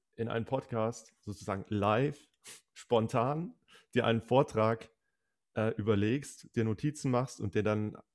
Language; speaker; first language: German; native; German